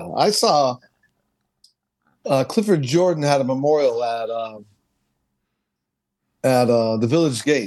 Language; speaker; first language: English; native; English